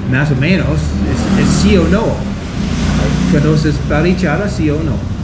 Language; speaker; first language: Spanish; non-native, learner; English